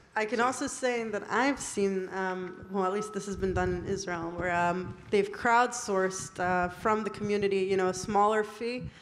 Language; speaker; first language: English; non-native, fluent; Hebrew